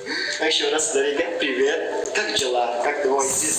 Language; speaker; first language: Russian; non-native, learner; Indonesian